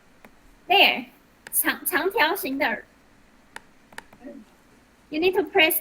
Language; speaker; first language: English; non-native, learner; Chinese